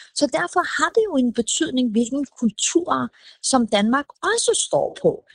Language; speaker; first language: Danish; early bilingual, other home language; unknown